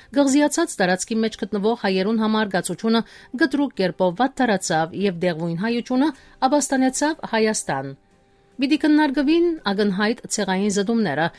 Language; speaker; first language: Armenian; early bilingual, heritage; Armenian